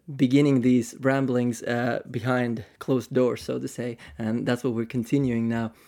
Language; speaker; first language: English; non-native, fluent; Finnish